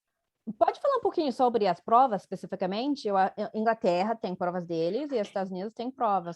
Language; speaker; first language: Portuguese; non-native, fluent; English